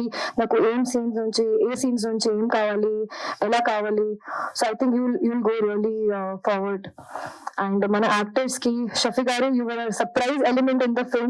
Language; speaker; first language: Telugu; non-native, learner; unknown